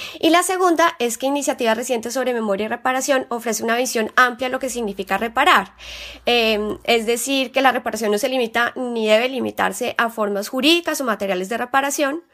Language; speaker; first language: Spanish; native; Spanish